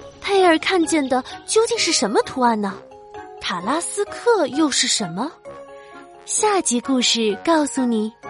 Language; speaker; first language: Chinese; native; Chinese